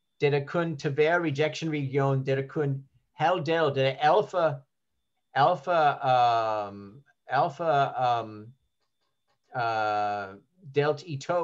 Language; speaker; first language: Danish; non-native, learner; English